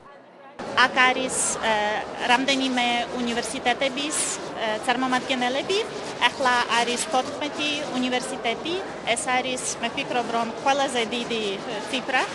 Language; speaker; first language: Georgian; non-native, fluent; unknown